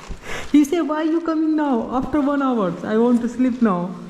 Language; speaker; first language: English; non-native, learner; Hindi